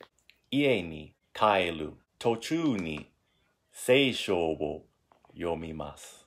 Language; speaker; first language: Japanese; non-native, learner; English